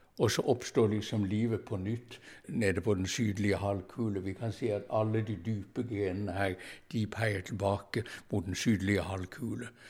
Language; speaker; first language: Norwegian; native; Norwegian